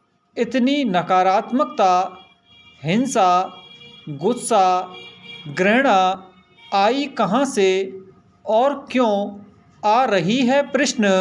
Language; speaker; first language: Hindi; native; Hindi